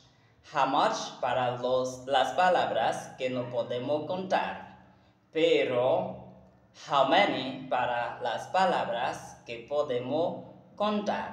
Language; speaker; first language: Spanish; non-native, learner; Haitian Creole